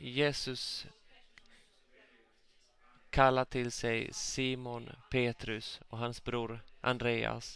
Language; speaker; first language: Swedish; non-native, local second language; Finnish